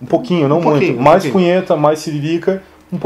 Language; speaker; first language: Portuguese; native; Portuguese